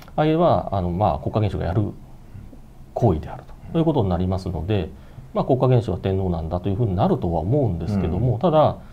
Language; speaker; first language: Japanese; native; Japanese